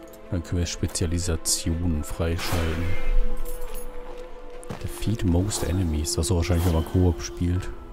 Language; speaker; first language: German; native; German